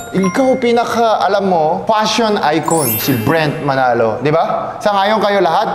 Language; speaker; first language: Filipino; non-native, fluent; Korean